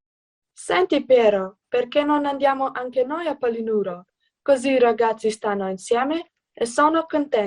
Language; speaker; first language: Italian; non-native, learner; Slovenian